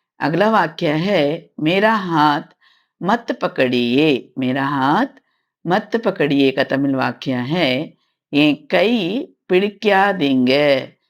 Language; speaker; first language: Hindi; non-native, local second language; Tamil